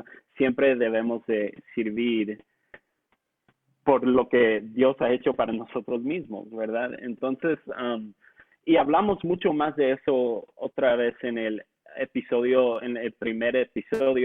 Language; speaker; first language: Spanish; non-native, local second language; English